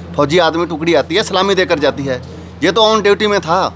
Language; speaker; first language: Hindi; native; Hindi